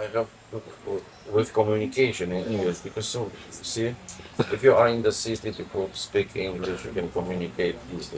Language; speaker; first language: English; non-native, learner; Polish